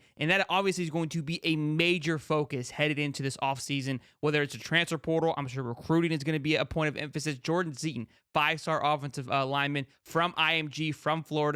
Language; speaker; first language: English; native; English